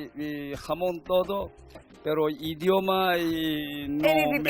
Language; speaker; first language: Spanish; non-native, learner; Korean